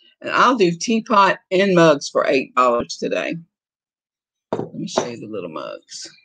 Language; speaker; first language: English; native; English